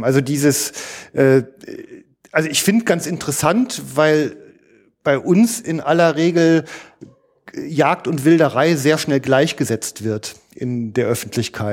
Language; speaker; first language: German; native; German